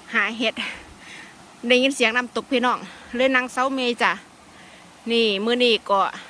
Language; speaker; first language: Thai; native; Thai